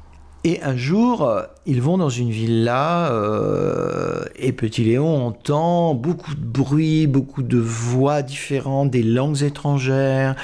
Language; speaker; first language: French; native; French